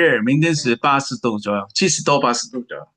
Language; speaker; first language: Chinese; native; Chinese